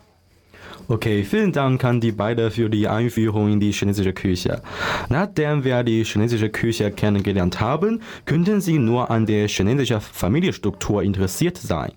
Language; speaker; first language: German; non-native, learner; Chinese